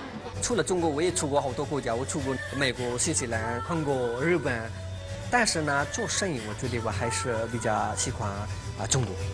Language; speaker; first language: Chinese; non-native, fluent; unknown